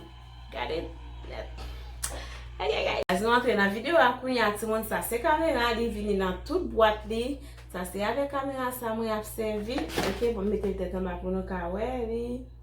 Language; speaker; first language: French; non-native, learner; Haitian Creole